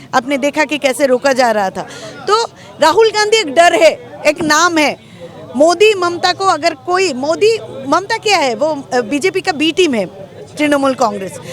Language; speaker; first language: Hindi; non-native, local second language; Bangla